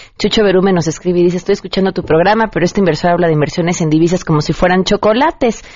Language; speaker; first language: Spanish; native; Spanish